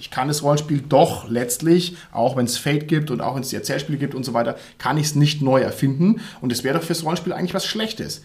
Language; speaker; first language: German; native; German